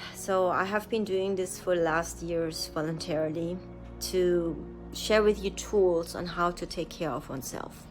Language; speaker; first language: English; non-native, fluent; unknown